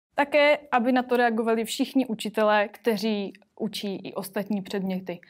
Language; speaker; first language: Czech; native; Czech